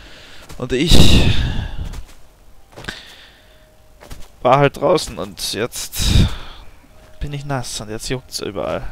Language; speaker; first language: German; native; German